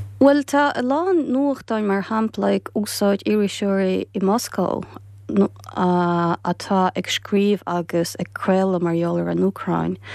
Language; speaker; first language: Irish; non-native, learner; Ukrainian